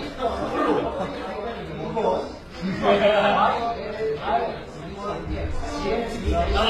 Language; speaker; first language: Korean; native; Korean